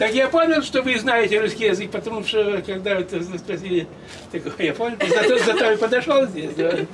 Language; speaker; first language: Russian; non-native, local second language; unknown